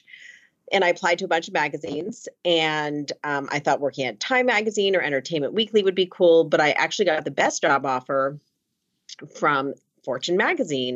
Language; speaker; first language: English; native; English